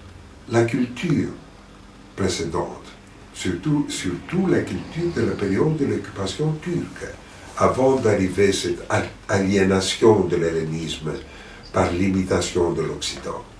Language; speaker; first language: French; non-native, fluent; Greek